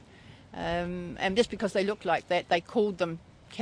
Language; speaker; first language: English; native; English